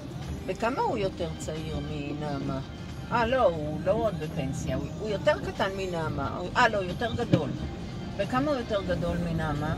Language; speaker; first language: Hebrew; native; Hebrew